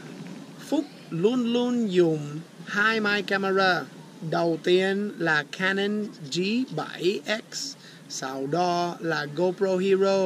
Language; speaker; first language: Vietnamese; non-native, learner; English